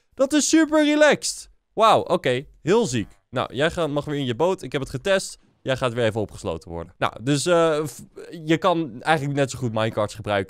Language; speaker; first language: Dutch; native; Dutch